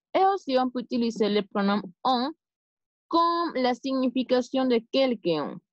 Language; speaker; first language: French; non-native, fluent; Spanish